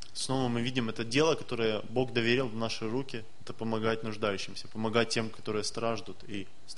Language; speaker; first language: Russian; native; Russian